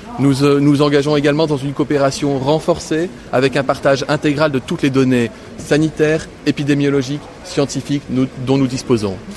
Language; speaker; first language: French; native; French